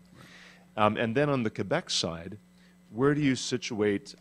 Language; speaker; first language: English; native; English